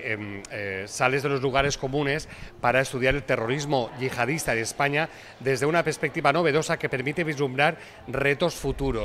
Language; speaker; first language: Spanish; non-native, local second language; Catalan